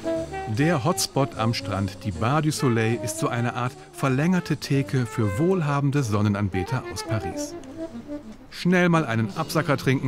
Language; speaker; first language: German; native; German